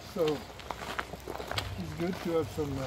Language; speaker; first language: English; non-native, learner; French